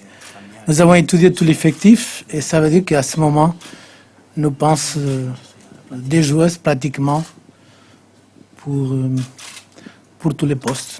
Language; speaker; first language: French; non-native, fluent; Portuguese